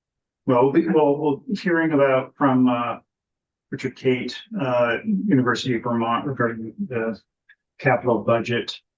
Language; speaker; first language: English; native; English